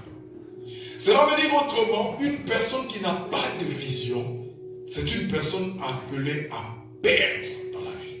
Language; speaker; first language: French; non-native, local second language; Lingala